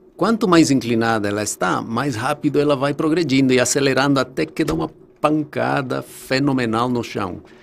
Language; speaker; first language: Portuguese; non-native, fluent; Spanish